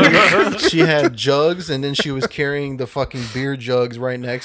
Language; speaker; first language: English; native; English